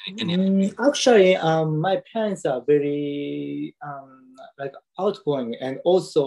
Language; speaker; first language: English; non-native, learner; Japanese